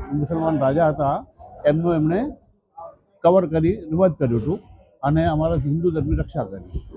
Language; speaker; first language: Gujarati; non-native, local second language; Sindhi